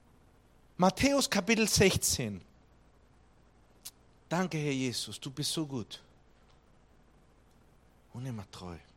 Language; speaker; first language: German; non-native, fluent; Spanish